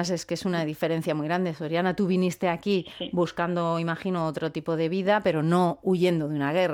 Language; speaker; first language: Spanish; native; Spanish